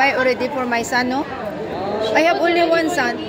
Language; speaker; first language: English; non-native, local second language; Filipino